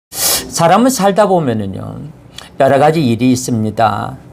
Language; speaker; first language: Korean; native; Korean